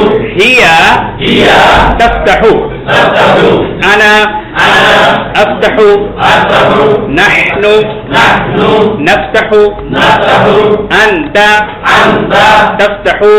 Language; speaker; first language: Arabic; non-native, fluent; Bangla